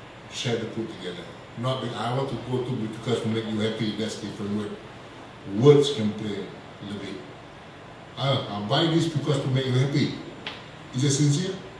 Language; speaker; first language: English; non-native, local second language; Malay